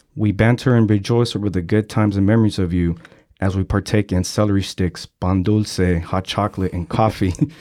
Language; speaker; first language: English; native; English